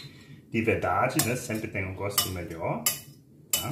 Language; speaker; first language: Portuguese; non-native, fluent; German